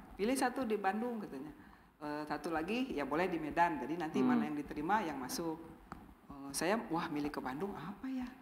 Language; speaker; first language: Indonesian; native; Indonesian